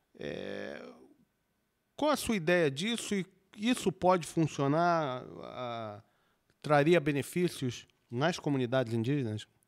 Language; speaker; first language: Portuguese; native; Portuguese